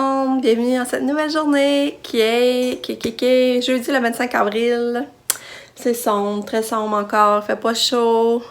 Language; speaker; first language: French; native; French